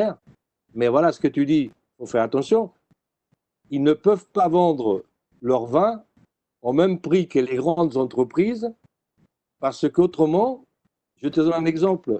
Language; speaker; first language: French; non-native, fluent; Spanish